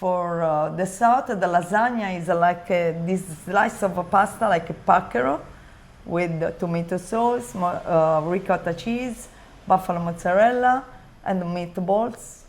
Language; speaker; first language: English; non-native, learner; Italian